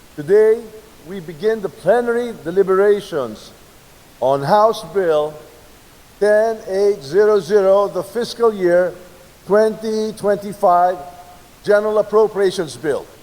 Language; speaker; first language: English; non-native, local second language; Filipino